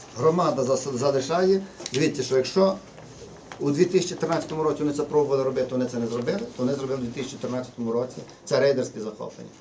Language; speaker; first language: Ukrainian; native; Ukrainian